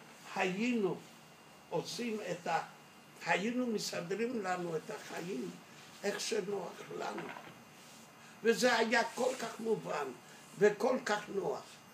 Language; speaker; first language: Hebrew; non-native, fluent; Yiddish